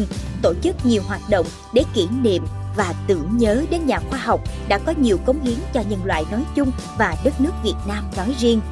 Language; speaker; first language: Vietnamese; native; Vietnamese